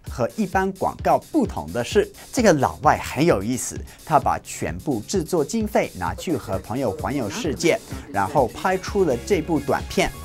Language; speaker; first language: Chinese; non-native, fluent; English